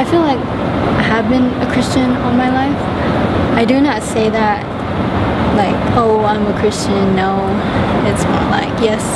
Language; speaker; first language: English; native; English